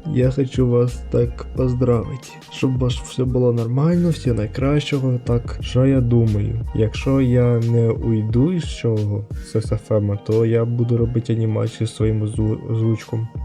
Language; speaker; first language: Ukrainian; non-native, local second language; Russian